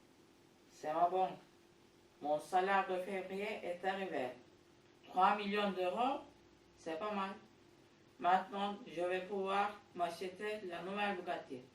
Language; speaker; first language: French; non-native, learner; Turkish